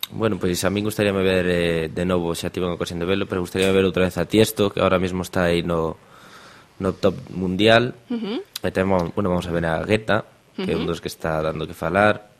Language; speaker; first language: Galician; non-native, local second language; Spanish